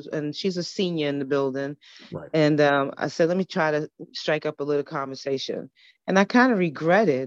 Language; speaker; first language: English; native; English